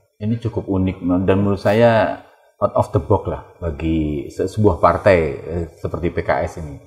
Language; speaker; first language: Indonesian; native; Indonesian